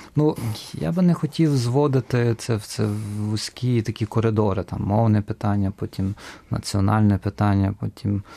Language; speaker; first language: Ukrainian; native; Ukrainian